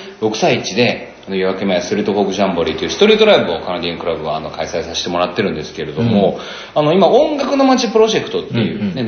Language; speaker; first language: Japanese; native; Japanese